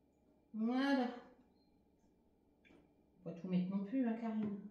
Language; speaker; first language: French; native; French